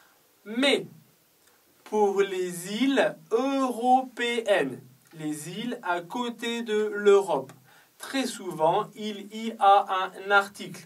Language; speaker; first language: French; non-native, fluent; Chinese